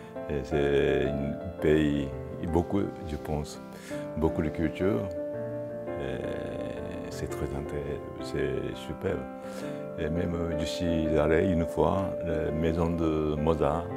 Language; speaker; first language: French; non-native, fluent; Japanese